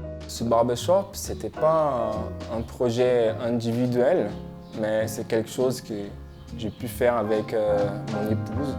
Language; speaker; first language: French; non-native, fluent; Portuguese